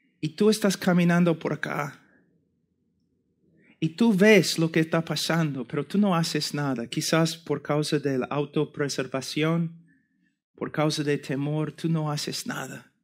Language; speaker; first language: Spanish; non-native, fluent; English